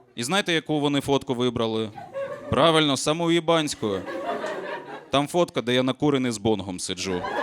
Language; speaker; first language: Ukrainian; non-native, local second language; Russian